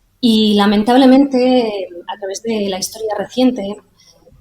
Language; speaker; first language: Spanish; native; Spanish